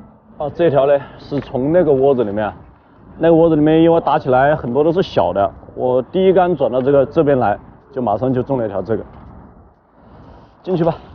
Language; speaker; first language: Chinese; native; Chinese